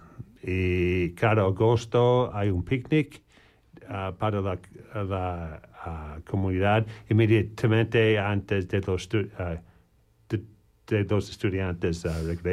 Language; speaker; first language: Spanish; non-native, learner; English